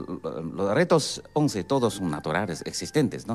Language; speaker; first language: Spanish; non-native, fluent; Chinese